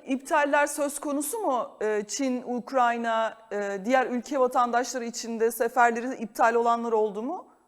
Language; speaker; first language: Turkish; native; Turkish